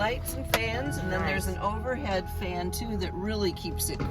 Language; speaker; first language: English; native; English